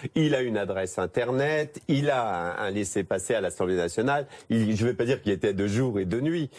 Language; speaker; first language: French; native; French